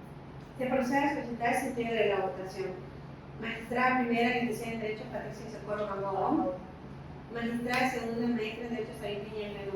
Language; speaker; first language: Spanish; native; Spanish